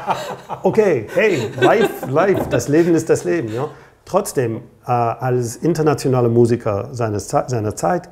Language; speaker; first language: German; non-native, fluent; English